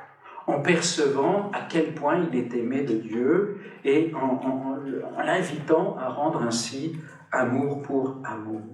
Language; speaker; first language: French; native; French